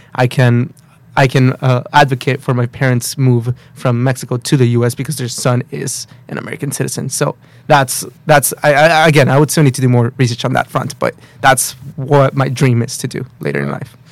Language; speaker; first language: English; early bilingual, other home language; Spanish